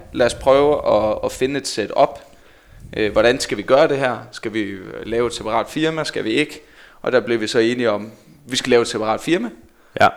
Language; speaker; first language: Danish; native; Danish